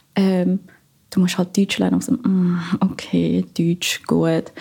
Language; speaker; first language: German; non-native, fluent; Filipino